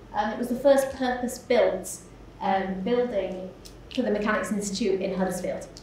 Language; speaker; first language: English; native; English